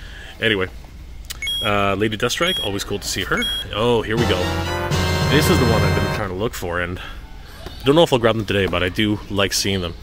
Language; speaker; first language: English; native; English